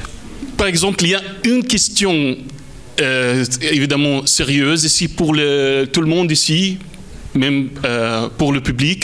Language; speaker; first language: French; non-native, fluent; Arabic